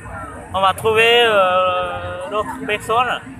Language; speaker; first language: French; non-native, learner; Hmong